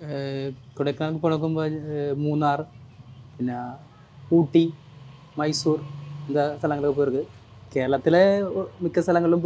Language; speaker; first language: Tamil; non-native, learner; Malayalam